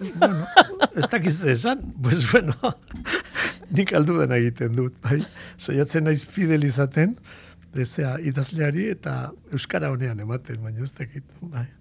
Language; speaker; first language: Basque; non-native, local second language; Spanish